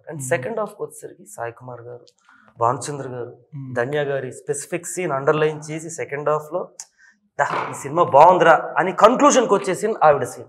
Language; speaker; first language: Telugu; native; Telugu